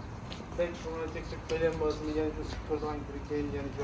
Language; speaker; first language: Chinese; non-native, local second language; Uyghur